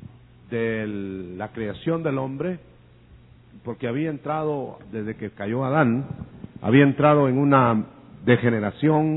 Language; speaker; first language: Spanish; native; Spanish